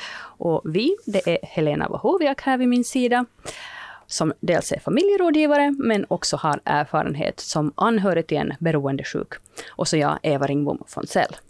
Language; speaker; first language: Swedish; native; Swedish